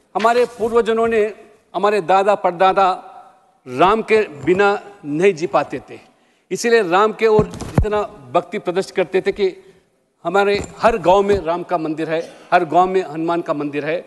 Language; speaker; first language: Hindi; non-native, local second language; Telugu